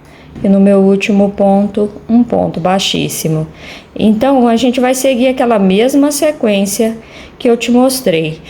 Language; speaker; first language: Portuguese; native; Portuguese